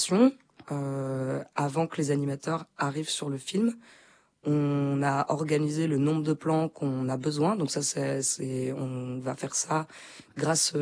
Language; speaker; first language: French; native; French